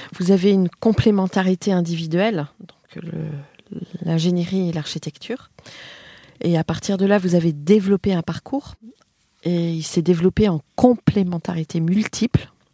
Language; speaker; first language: French; native; French